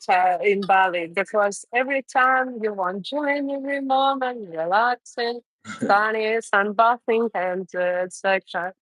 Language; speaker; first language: English; non-native, learner; Russian